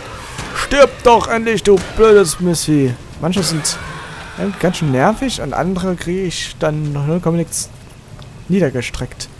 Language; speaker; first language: German; native; German